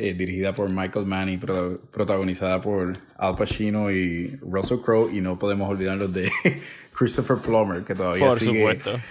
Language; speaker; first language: Spanish; native; Spanish